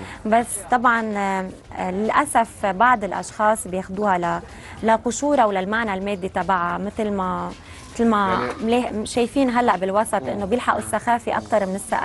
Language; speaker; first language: Arabic; native; Arabic